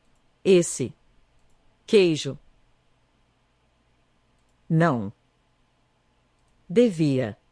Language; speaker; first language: Portuguese; non-native, learner; English